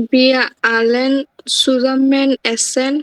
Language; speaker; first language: German; non-native, learner; Bangla